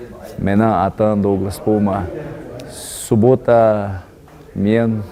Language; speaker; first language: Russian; non-native, learner; Portuguese